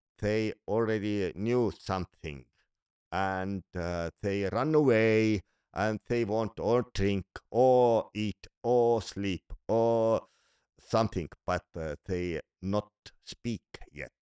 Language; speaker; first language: English; non-native, learner; Estonian